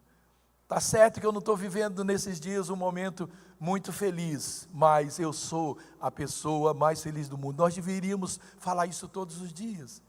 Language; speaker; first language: Portuguese; native; Portuguese